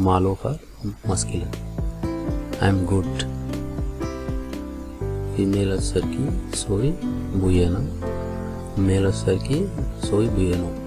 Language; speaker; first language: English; non-native, local second language; Telugu